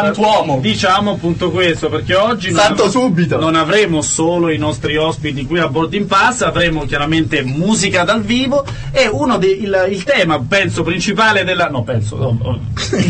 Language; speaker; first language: Italian; native; Italian